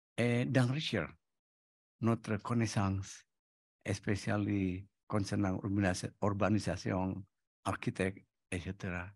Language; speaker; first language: French; non-native, learner; Indonesian